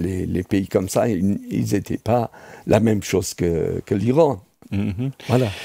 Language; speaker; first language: French; non-native, fluent; Persian